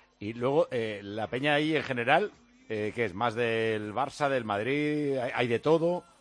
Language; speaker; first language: Spanish; native; Spanish